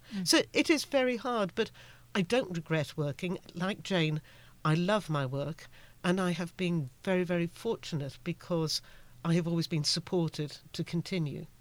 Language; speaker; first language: English; native; English